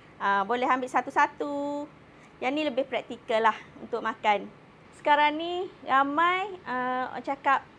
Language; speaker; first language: Malay; native; Malay